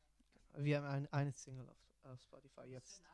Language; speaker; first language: German; non-native, fluent; Italian